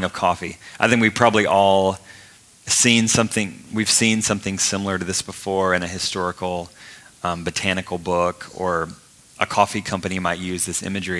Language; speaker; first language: English; native; English